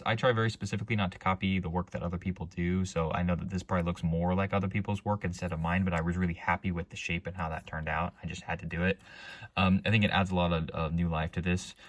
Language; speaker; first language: English; native; English